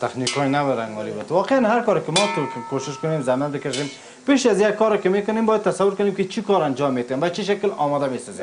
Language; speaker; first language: Persian; native; Persian